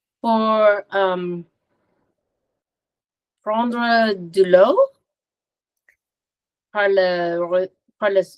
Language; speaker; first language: French; non-native, learner; English